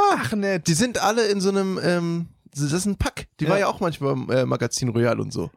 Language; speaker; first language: German; native; German